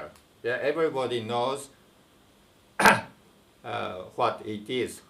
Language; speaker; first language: English; non-native, fluent; Japanese